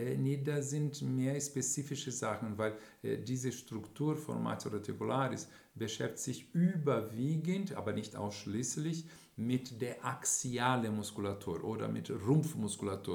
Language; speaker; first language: German; non-native, fluent; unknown